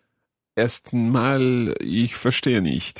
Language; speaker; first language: German; non-native, learner; English